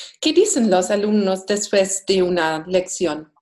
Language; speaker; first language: Spanish; non-native, fluent; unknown